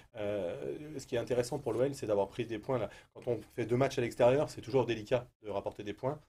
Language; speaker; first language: French; native; French